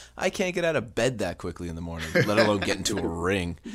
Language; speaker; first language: English; native; English